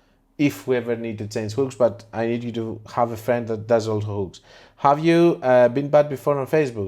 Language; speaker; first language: English; non-native, fluent; Greek